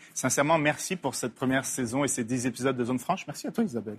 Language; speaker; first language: French; native; French